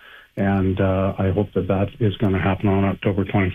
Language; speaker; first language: English; native; English